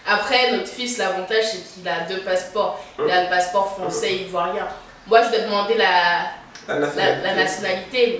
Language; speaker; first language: French; native; French